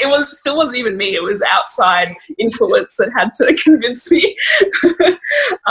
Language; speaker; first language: English; native; English